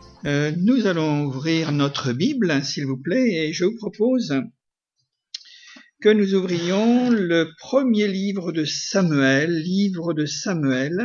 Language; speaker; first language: French; native; French